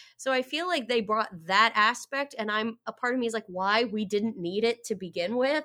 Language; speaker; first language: English; native; English